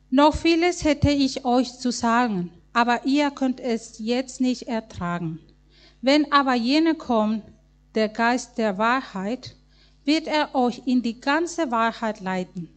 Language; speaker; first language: German; non-native, fluent; Spanish